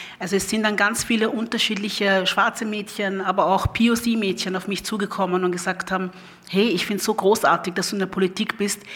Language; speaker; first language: German; early bilingual, other home language; Lingala